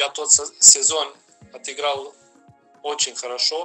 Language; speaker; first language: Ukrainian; non-native, learner; Serbian